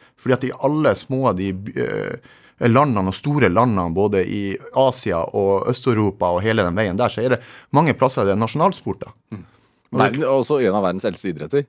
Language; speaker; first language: Norwegian; native; Norwegian